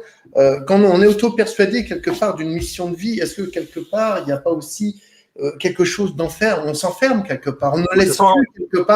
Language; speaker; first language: French; native; French